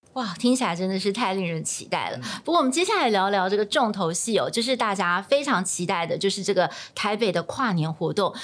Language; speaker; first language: Chinese; native; Chinese